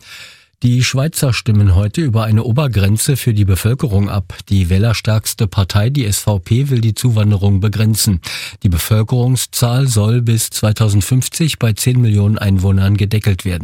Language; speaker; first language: German; native; German